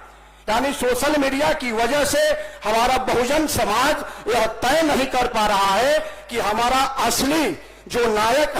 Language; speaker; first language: Hindi; native; Hindi